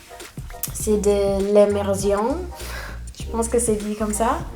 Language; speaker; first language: French; non-native, fluent; English